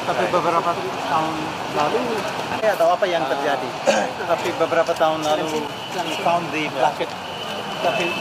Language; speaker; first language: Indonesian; non-native, fluent; English